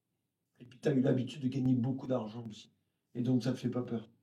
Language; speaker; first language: French; native; French